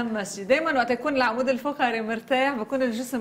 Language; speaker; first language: Arabic; native; Arabic